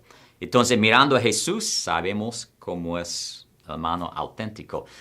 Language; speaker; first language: Spanish; non-native, fluent; English